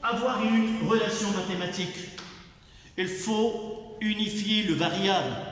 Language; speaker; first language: French; non-native, local second language; Arabic